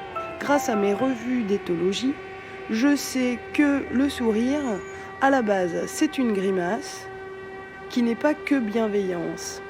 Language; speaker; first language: French; native; French